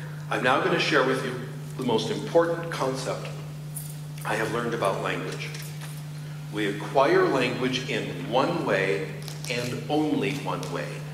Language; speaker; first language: English; native; English